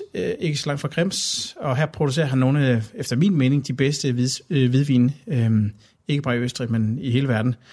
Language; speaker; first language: Danish; native; Danish